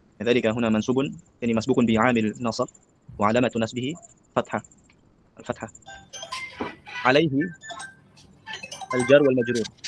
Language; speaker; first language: Arabic; non-native, fluent; Indonesian